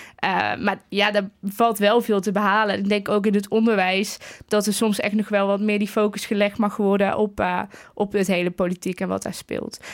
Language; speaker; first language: Dutch; native; Dutch